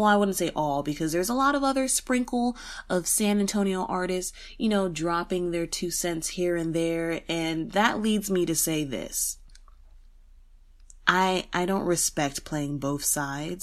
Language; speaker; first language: English; native; English